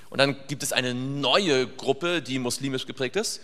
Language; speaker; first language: German; native; German